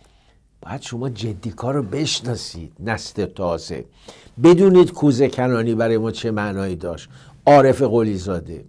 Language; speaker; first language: Persian; native; Persian